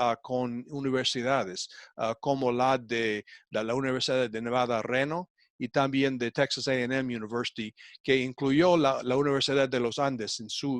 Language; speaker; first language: Spanish; non-native, fluent; English